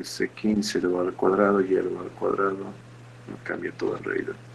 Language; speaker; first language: Spanish; native; Spanish